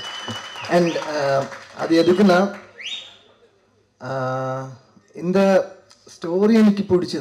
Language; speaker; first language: Tamil; non-native, learner; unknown